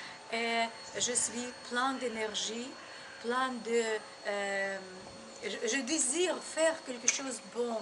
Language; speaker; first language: French; non-native, learner; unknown